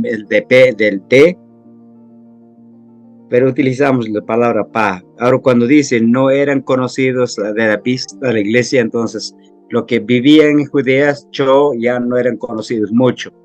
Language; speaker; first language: Spanish; non-native, local second language; Quechua